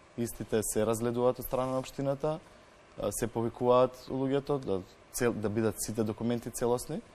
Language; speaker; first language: Macedonian; native; Macedonian